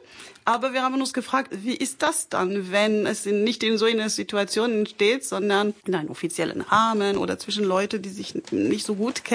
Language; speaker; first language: German; non-native, fluent; French